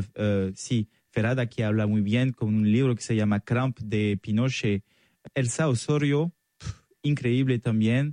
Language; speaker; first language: Spanish; non-native, learner; French